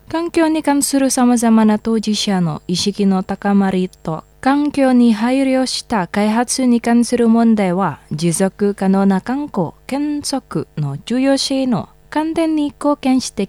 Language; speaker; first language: Japanese; non-native, fluent; Indonesian